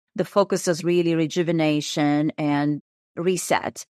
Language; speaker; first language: English; non-native, fluent; Russian